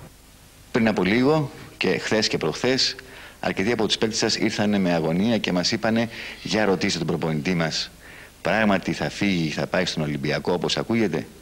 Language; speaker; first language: Greek; native; Greek